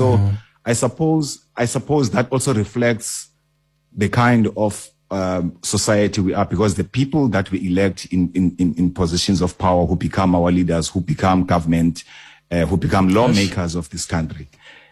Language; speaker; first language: English; non-native, local second language; Xhosa